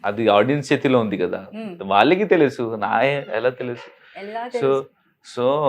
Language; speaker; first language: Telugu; non-native, learner; Hindi